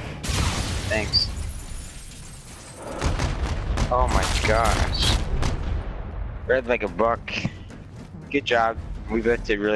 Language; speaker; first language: English; native; English